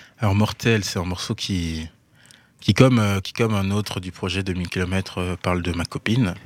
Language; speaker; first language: French; native; French